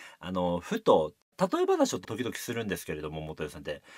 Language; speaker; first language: Japanese; native; Japanese